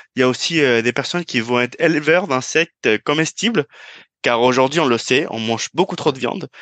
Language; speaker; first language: French; non-native, fluent; Spanish